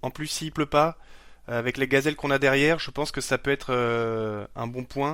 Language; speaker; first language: French; native; French